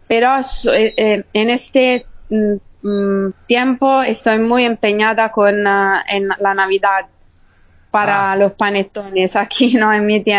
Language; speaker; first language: Spanish; non-native, fluent; Italian